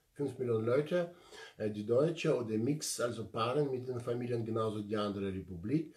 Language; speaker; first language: German; non-native, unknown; Russian